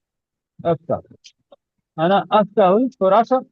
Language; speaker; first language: Arabic; non-native, learner; Urdu